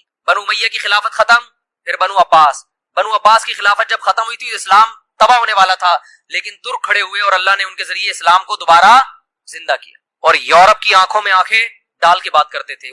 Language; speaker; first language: Urdu; native; Urdu